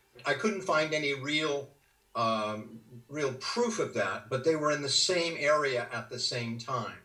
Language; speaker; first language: English; native; English